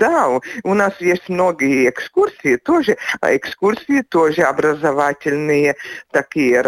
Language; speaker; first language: Russian; non-native, local second language; Latvian